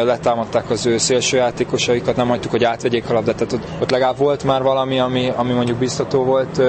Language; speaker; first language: Hungarian; native; Hungarian